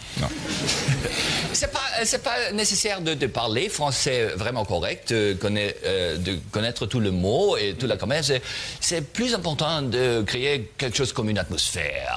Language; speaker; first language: French; non-native, learner; German